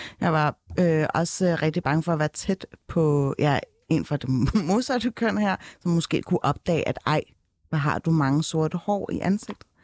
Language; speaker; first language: Danish; early bilingual, other home language; Turkish